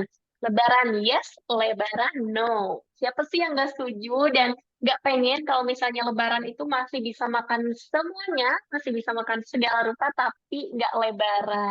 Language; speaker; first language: Indonesian; native; Indonesian